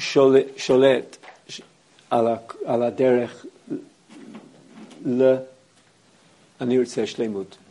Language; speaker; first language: Hebrew; non-native, fluent; English